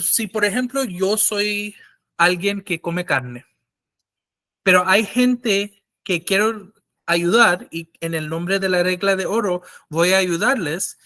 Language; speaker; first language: Spanish; non-native, fluent; English